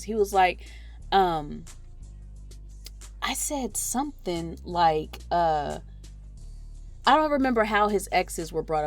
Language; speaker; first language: English; native; English